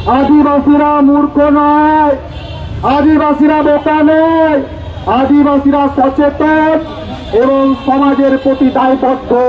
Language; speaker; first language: Bangla; non-native, local second language; Santali